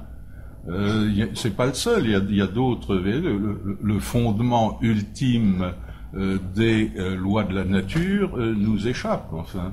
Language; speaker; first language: French; native; French